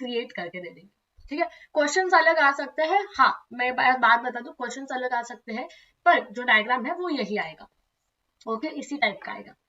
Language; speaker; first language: Hindi; non-native, local second language; Marathi